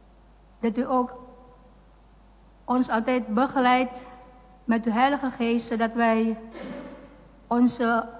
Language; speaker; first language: Dutch; non-native, fluent; Indonesian